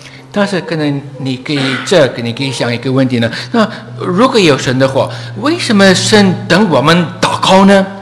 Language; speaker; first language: Chinese; non-native, fluent; English